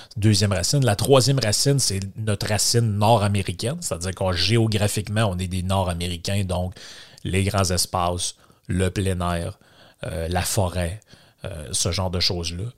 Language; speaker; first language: French; native; French